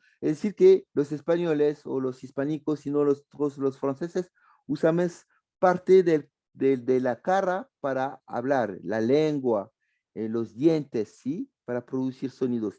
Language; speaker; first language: Spanish; non-native, fluent; French